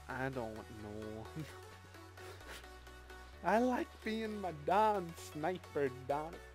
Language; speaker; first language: English; native; English